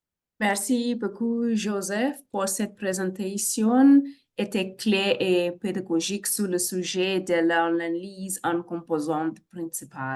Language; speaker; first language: French; non-native, fluent; English